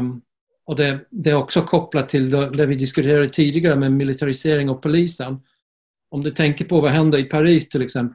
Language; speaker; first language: Swedish; non-native, fluent; English